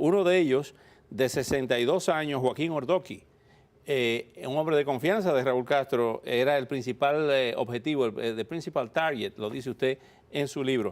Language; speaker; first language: Spanish; native; Spanish